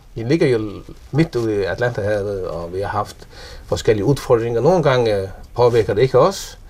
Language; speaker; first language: Danish; non-native, local second language; Faroese